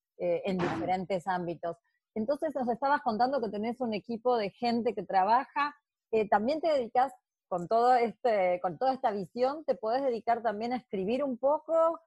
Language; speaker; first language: Spanish; native; Spanish